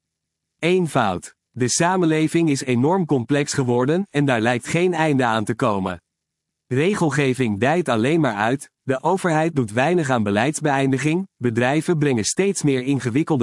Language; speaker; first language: Dutch; native; Dutch